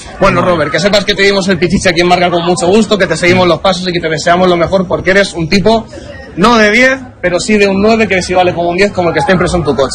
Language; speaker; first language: Spanish; native; Spanish